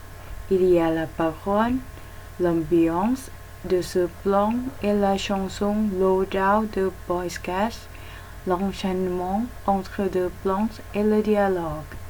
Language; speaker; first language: French; non-native, learner; Thai